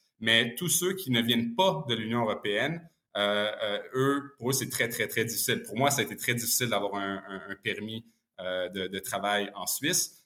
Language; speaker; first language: French; early bilingual, other home language; Bosnian